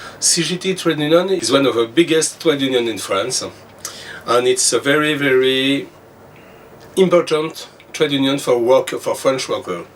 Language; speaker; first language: English; non-native, learner; French